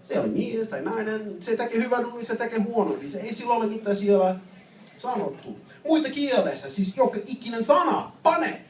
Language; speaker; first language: Finnish; non-native, learner; English